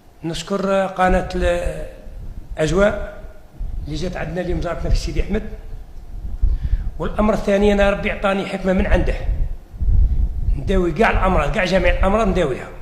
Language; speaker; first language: Arabic; native; Arabic